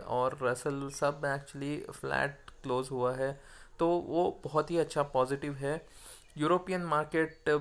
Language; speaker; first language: Hindi; non-native, local second language; Kannada